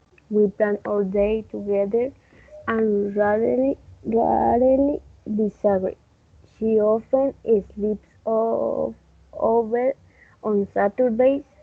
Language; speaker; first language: English; non-native, learner; Spanish